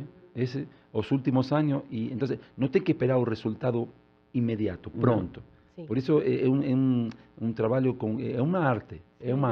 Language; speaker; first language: Portuguese; non-native, learner; Spanish